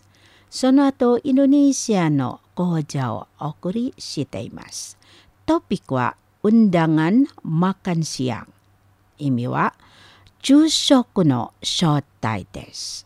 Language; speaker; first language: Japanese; non-native, fluent; Indonesian